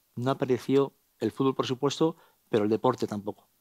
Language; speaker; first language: Spanish; native; Spanish